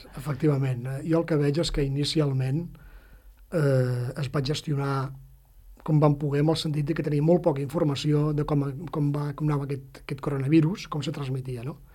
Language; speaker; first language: Catalan; native; Catalan